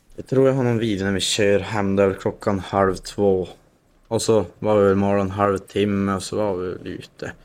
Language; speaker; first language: Swedish; native; Swedish